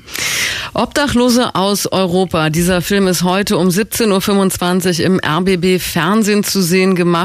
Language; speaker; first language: German; native; German